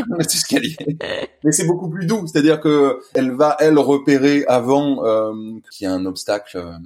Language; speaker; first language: French; native; French